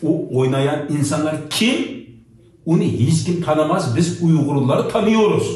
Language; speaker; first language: Turkish; non-native, learner; Uyghur